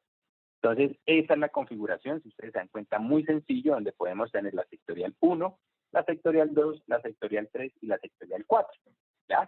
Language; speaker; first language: Spanish; native; Spanish